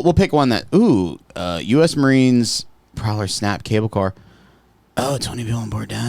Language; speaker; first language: English; native; English